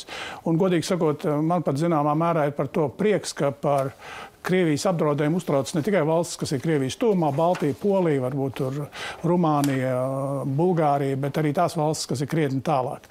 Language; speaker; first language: Latvian; native; Latvian